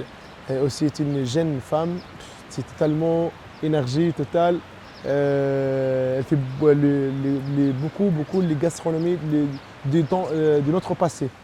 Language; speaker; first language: French; non-native, local second language; Arabic